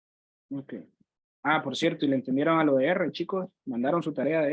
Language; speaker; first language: Spanish; native; Spanish